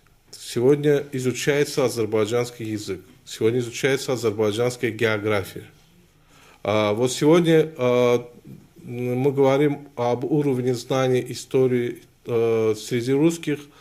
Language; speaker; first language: Russian; non-native, local second language; Azerbaijani